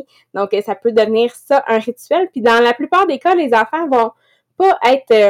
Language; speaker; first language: French; native; French